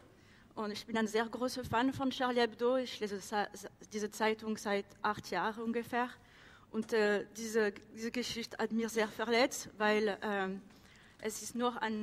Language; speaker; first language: German; non-native, learner; French